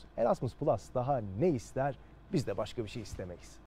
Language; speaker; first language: Turkish; native; Turkish